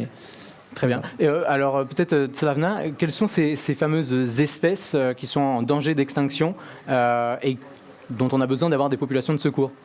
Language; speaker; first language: French; native; French